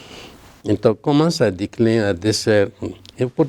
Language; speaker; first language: Portuguese; non-native, learner; Arabic